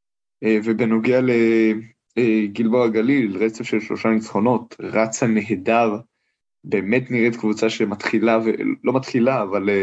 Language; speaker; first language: Hebrew; native; Hebrew